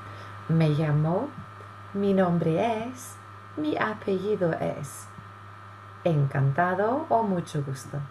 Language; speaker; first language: Spanish; non-native, fluent; English